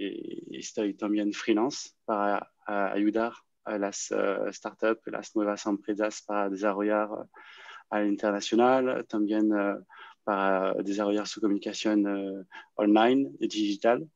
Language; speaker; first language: Spanish; non-native, learner; French